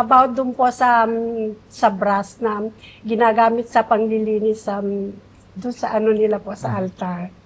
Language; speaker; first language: Filipino; non-native, local second language; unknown